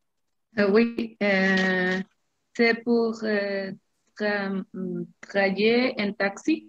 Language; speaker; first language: French; non-native, learner; Spanish